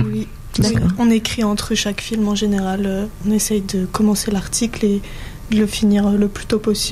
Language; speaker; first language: French; native; French